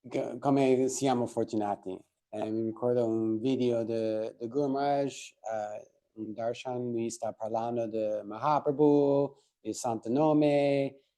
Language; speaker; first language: Italian; non-native, fluent; English